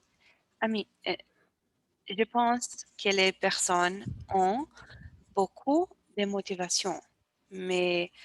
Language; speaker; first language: French; non-native, learner; Portuguese